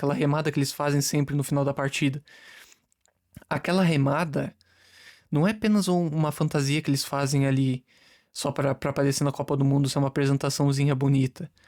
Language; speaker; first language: Portuguese; native; Portuguese